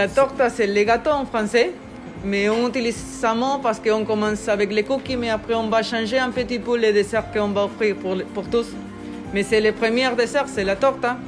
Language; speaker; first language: French; non-native, learner; Spanish